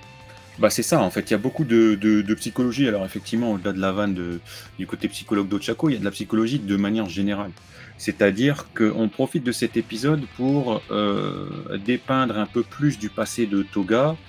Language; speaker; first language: French; native; French